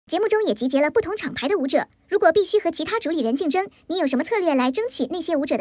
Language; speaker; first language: Chinese; native; Chinese